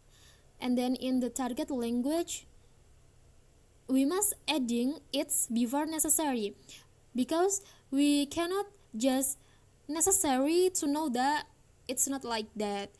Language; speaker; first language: English; non-native, learner; Indonesian